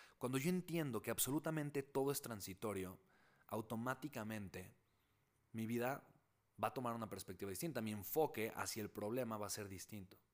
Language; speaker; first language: Spanish; native; Spanish